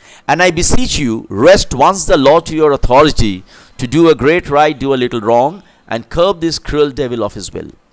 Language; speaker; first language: English; non-native, local second language; Bangla